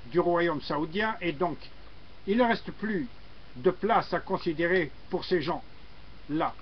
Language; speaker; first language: French; non-native, local second language; Arabic